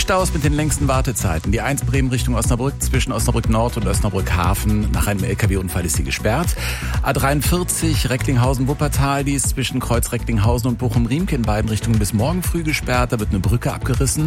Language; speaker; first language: German; native; German